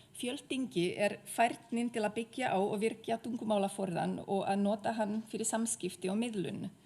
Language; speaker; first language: Icelandic; non-native, fluent; Czech